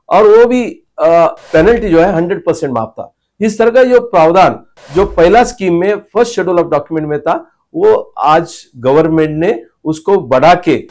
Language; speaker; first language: Hindi; non-native, local second language; Marathi